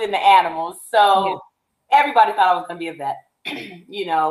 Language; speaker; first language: English; native; English